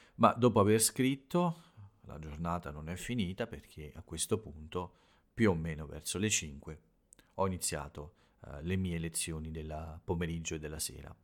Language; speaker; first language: Italian; native; Italian